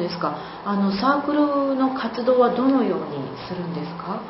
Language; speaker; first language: Japanese; native; Japanese